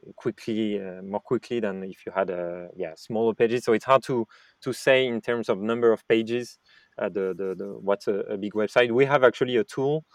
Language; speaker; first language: English; non-native, fluent; French